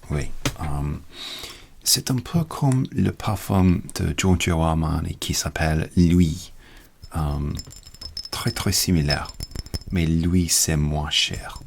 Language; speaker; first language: French; non-native, learner; English